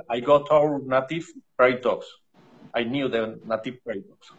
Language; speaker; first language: English; non-native, learner; Spanish